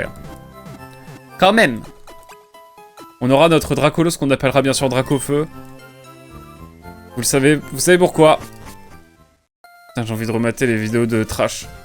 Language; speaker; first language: French; native; French